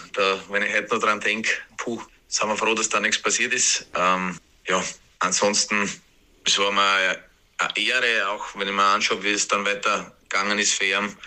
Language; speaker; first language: German; native; German